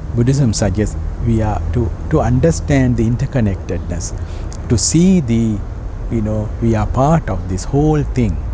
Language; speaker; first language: English; non-native, local second language; Sinhala